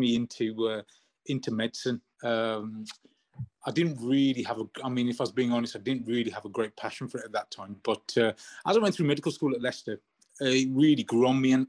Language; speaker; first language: English; native; English